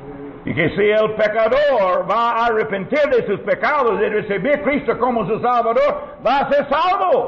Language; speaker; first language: Spanish; non-native, learner; English